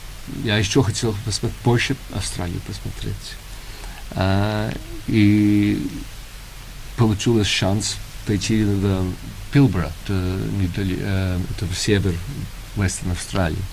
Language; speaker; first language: Russian; early bilingual, heritage; Russian